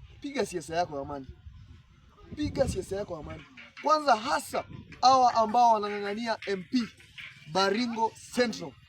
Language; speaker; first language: Swahili; non-native, local second language; Kalenjin